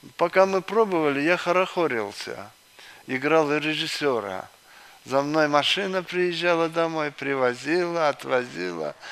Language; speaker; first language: Russian; non-native, local second language; Kyrgyz